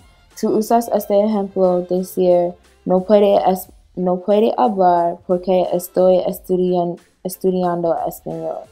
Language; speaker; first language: Spanish; non-native, learner; English